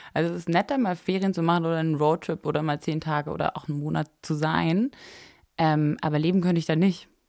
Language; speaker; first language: German; native; German